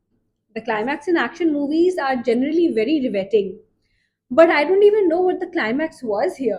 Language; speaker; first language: English; non-native, local second language; Hindi